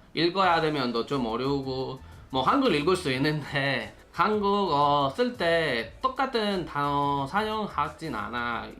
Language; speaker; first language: Korean; non-native, learner; Spanish